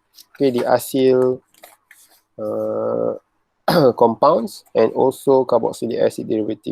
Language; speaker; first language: English; non-native, local second language; Malay